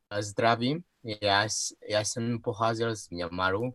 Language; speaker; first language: Czech; non-native, learner; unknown